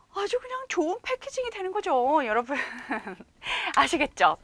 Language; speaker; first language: Korean; native; Korean